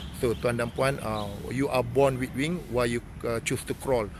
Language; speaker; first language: English; non-native, local second language; Malay